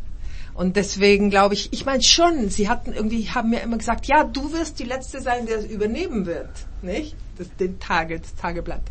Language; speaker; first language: German; early bilingual, heritage; German